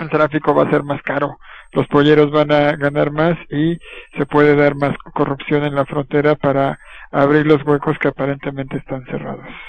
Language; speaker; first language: Spanish; native; Spanish